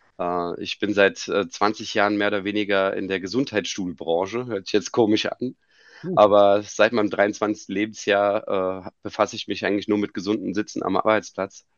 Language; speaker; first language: German; native; German